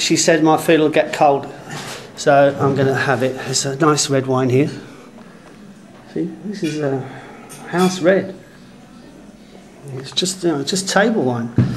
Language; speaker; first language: English; native; English